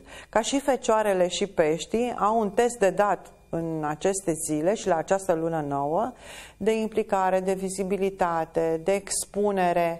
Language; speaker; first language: Romanian; native; Romanian